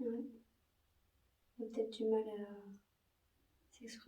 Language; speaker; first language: French; native; French